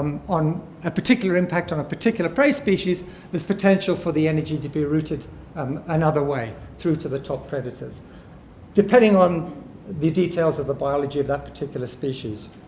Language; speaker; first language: English; native; English